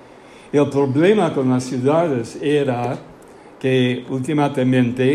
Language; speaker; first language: Spanish; non-native, fluent; English